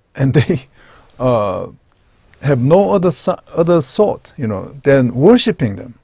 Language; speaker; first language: English; non-native, learner; Korean